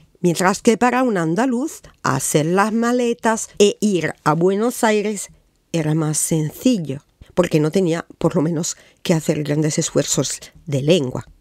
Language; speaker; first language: Spanish; non-native, fluent; Italian